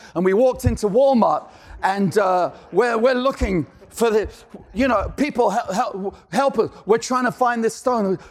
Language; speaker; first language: English; native; English